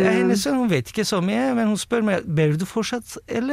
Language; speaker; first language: Norwegian; non-native, fluent; Turkish